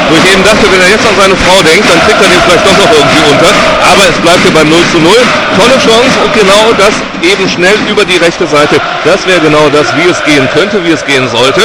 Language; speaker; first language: German; native; German